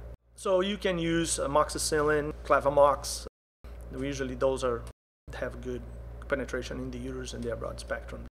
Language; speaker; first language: English; non-native, fluent; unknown